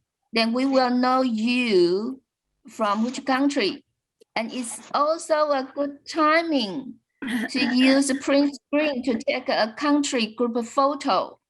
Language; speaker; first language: English; non-native, fluent; Chinese